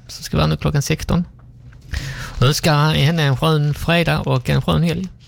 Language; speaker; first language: Swedish; native; Swedish